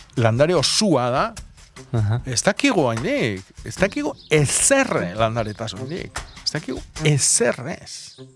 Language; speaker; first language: Basque; native; Basque